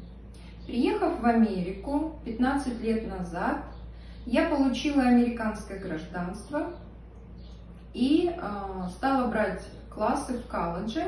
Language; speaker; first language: Russian; native; Russian